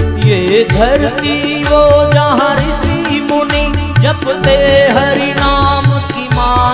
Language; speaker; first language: Hindi; native; Hindi